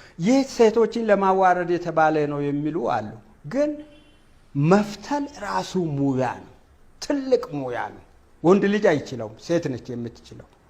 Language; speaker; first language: Amharic; non-native, local second language; Wolaytta